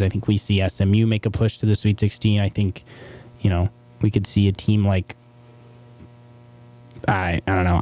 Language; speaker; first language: English; native; English